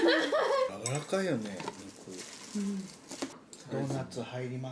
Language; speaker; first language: Japanese; native; Japanese